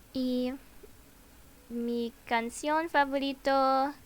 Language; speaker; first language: Spanish; non-native, learner; English